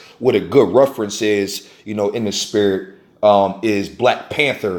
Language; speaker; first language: English; native; English